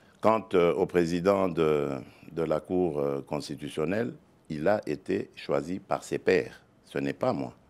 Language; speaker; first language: French; non-native, local second language; Luba-Lulua